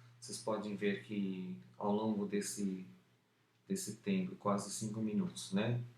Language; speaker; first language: Portuguese; early bilingual, other home language; Spanish